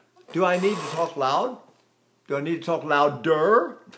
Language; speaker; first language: English; native; English